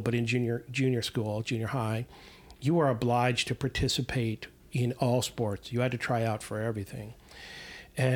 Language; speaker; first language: English; native; English